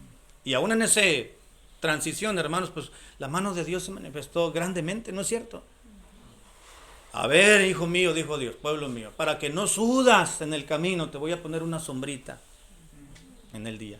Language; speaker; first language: Spanish; native; Spanish